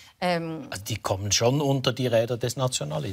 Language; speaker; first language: German; native; German